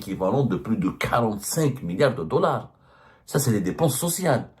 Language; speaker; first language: French; non-native, local second language; Arabic